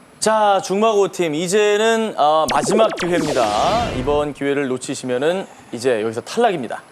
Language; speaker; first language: Korean; native; Korean